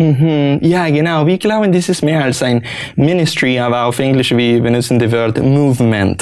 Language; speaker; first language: German; non-native, learner; Spanish